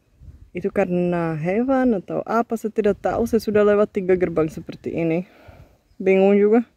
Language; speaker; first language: Indonesian; non-native, fluent; Czech